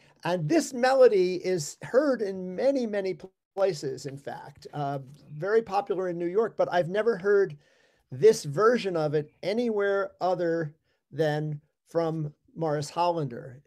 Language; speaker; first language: English; native; English